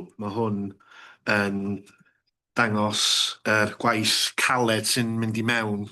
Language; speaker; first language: Welsh; native; Welsh